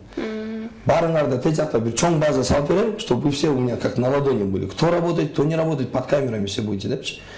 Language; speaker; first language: Russian; non-native, local second language; Kyrgyz